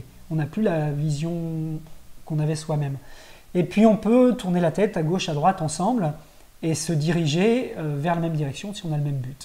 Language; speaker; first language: French; native; French